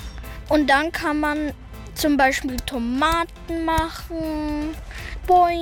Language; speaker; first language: German; early bilingual, other home language; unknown